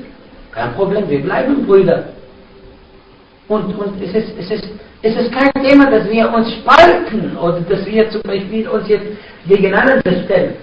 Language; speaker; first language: German; non-native, fluent; Arabic